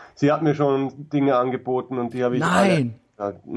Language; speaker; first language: German; native; German